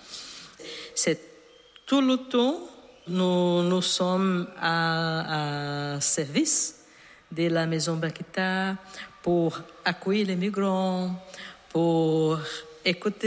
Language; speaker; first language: French; non-native, learner; Portuguese